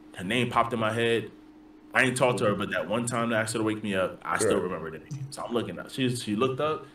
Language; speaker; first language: English; native; English